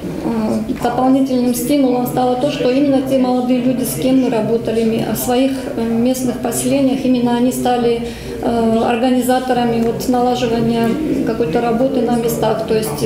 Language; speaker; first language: Russian; native; Russian